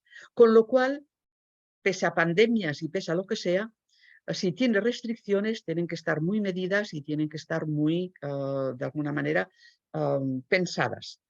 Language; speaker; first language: Spanish; native; Spanish